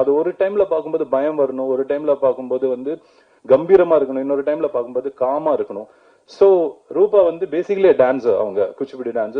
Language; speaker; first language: Tamil; native; Tamil